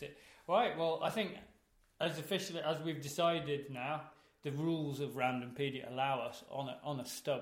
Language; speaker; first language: English; native; English